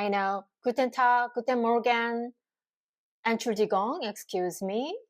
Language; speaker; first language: German; non-native, learner; Korean